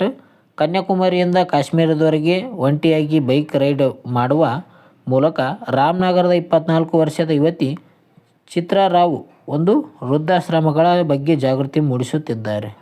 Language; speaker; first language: Kannada; native; Kannada